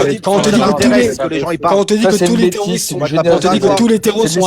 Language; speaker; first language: French; native; French